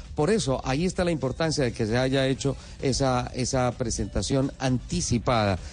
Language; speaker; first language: Spanish; native; Spanish